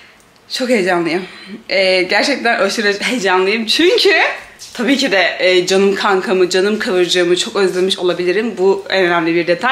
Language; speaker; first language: Turkish; native; Turkish